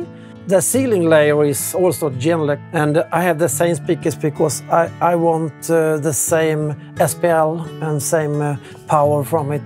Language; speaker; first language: English; non-native, fluent; Swedish